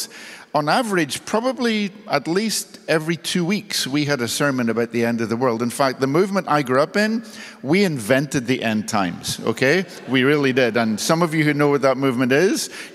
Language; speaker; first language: English; native; English